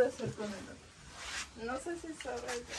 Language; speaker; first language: Portuguese; non-native, learner; Spanish